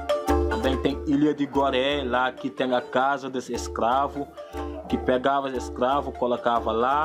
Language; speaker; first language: Portuguese; non-native, fluent; Wolof